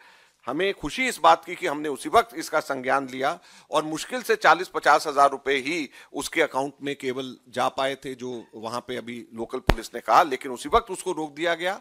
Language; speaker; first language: Hindi; native; Hindi